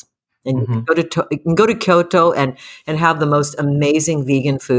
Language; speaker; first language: English; early bilingual, other home language; Japanese